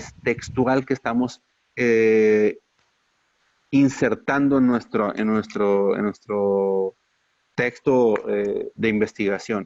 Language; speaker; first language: Spanish; native; Spanish